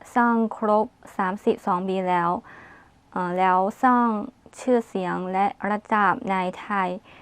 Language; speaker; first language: Thai; non-native, learner; Chinese